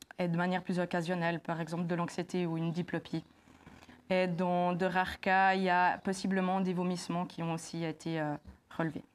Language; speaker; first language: French; native; French